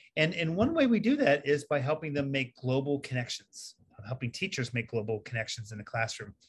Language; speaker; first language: English; native; English